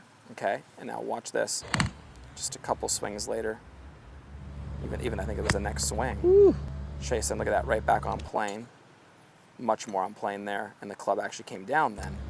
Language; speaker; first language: English; native; English